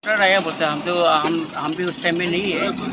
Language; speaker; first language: Hindi; non-native, local second language; Khasi